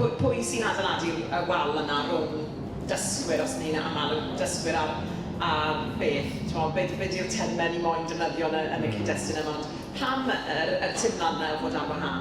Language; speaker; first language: Welsh; non-native, local second language; English